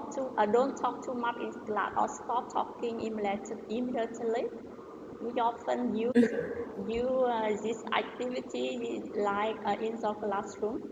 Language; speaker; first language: English; non-native, learner; Vietnamese